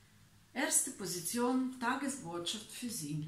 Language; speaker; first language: German; non-native, fluent; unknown